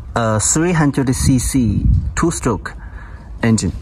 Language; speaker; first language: English; non-native, learner; Chinese